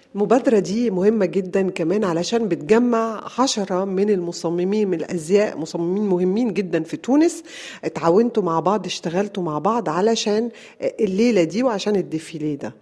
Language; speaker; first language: Arabic; native; Arabic